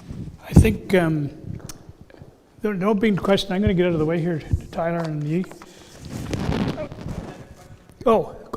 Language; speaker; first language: English; native; English